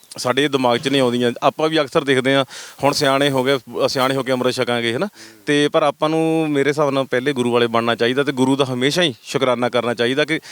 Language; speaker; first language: Punjabi; native; Punjabi